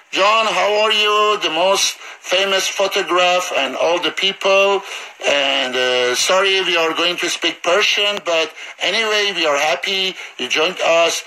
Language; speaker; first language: English; non-native, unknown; Persian